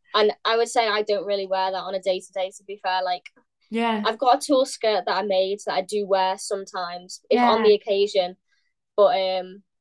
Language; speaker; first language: English; native; English